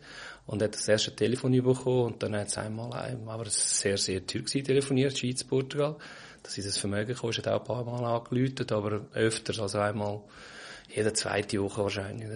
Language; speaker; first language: German; non-native, fluent; Portuguese